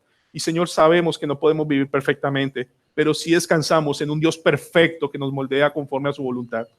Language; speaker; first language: Spanish; native; Spanish